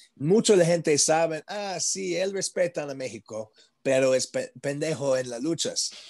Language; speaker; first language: Spanish; non-native, learner; English